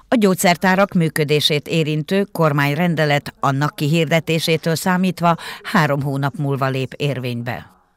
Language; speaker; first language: Hungarian; native; Hungarian